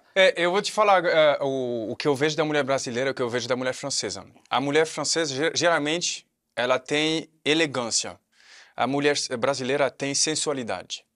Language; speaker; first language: Portuguese; non-native, fluent; French